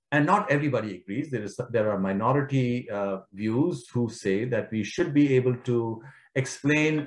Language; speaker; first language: English; non-native, local second language; Kashmiri